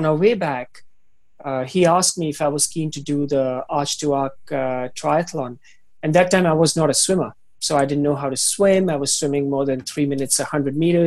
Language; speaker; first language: English; non-native, local second language; Hindi